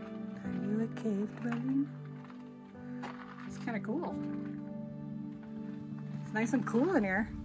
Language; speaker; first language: English; native; English